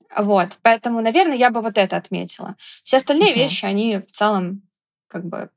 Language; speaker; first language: Russian; native; Russian